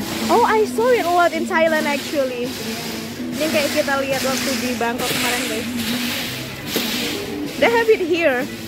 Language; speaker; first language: English; non-native, fluent; Indonesian